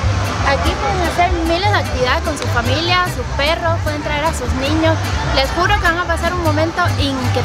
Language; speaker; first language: Spanish; native; Spanish